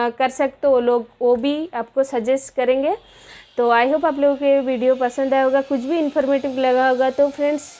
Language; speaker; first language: Hindi; non-native, local second language; Bangla